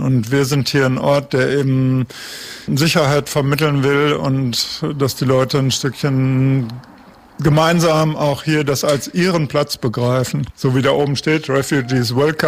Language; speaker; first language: German; native; German